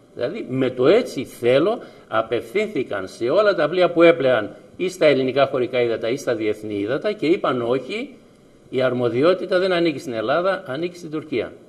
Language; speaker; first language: Greek; native; Greek